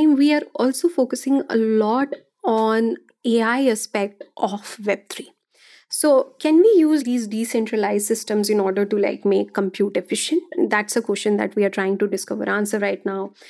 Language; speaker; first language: English; non-native, local second language; Hindi